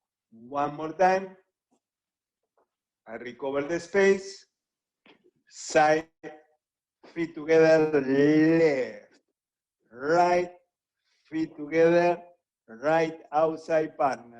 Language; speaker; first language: English; non-native, fluent; Spanish